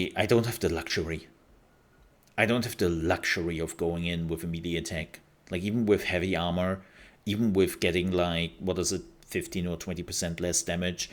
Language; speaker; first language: English; non-native, fluent; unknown